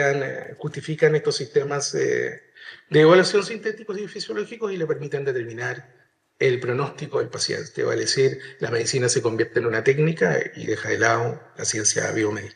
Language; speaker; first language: Spanish; native; Spanish